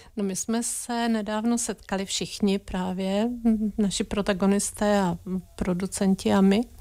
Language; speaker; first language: Czech; native; Czech